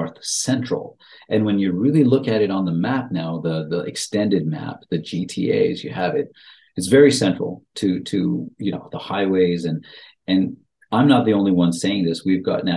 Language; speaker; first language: English; native; English